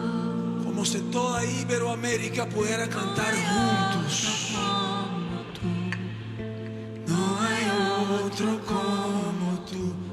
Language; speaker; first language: Spanish; non-native, local second language; Portuguese